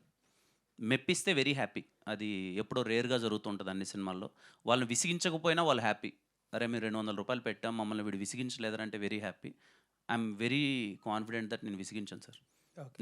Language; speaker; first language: Telugu; native; Telugu